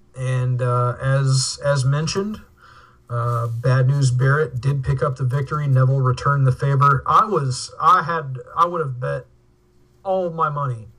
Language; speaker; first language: English; native; English